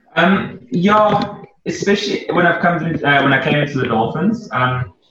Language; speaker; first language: English; native; English